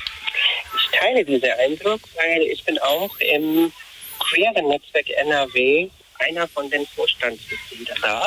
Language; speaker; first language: German; non-native, fluent; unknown